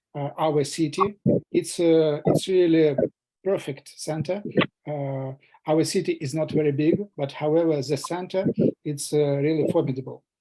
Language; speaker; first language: English; non-native, fluent; Russian